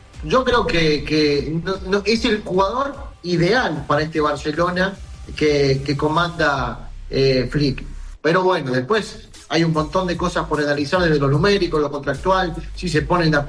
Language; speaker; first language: Spanish; native; Spanish